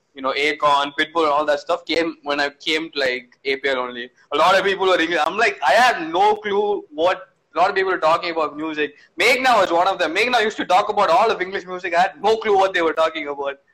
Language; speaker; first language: English; non-native, local second language; Tamil